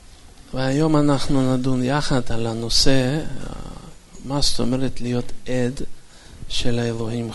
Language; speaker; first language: Hebrew; non-native, fluent; Russian